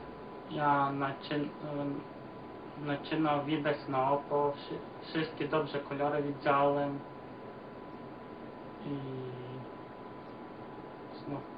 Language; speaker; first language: Polish; non-native, learner; Ukrainian